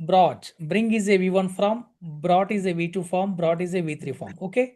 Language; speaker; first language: English; non-native, local second language; Telugu